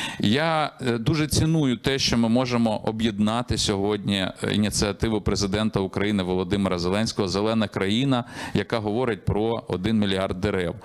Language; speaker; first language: Ukrainian; native; Ukrainian